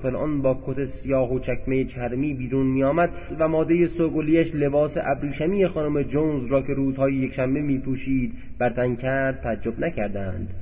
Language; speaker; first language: Persian; native; Persian